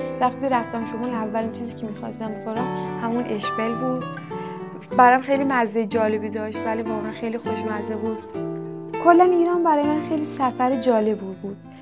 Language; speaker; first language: Persian; non-native, fluent; Turkish